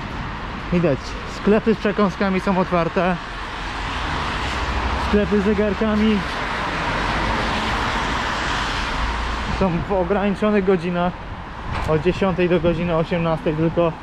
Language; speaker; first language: Polish; native; Polish